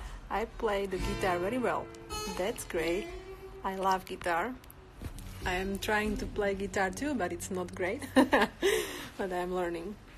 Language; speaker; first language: English; non-native, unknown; Slovak